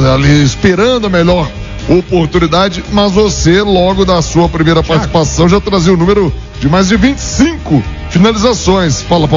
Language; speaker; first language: Portuguese; native; Portuguese